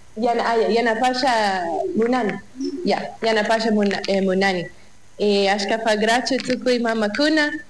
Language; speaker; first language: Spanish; non-native, fluent; English